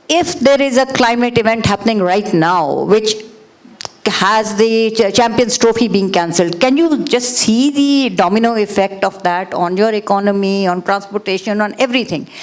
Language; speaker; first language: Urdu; native; Urdu